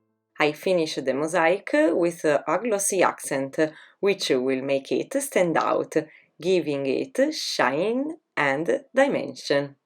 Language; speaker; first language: English; non-native, fluent; Italian